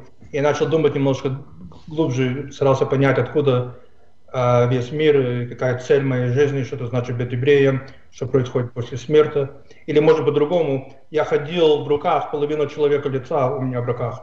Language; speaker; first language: Russian; non-native, fluent; English